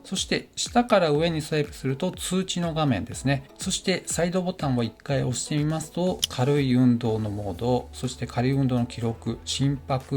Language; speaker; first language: Japanese; native; Japanese